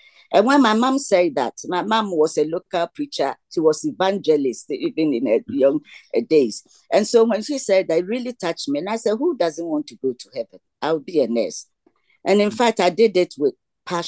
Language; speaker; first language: English; non-native, local second language; Ga